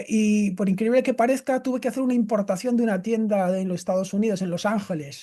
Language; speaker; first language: Spanish; native; Spanish